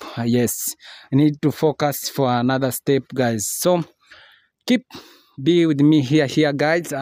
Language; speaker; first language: English; non-native, learner; Swahili